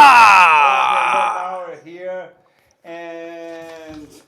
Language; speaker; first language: English; non-native, fluent; Portuguese